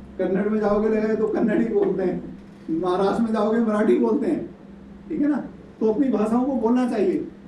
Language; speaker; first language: Hindi; native; Hindi